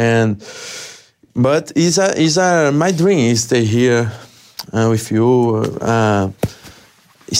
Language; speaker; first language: English; non-native, learner; Portuguese